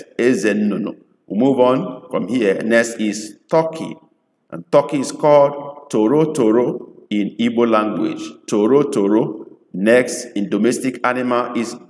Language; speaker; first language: English; non-native, local second language; Igbo